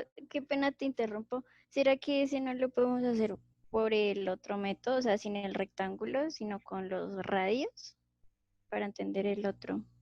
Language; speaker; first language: Spanish; native; Spanish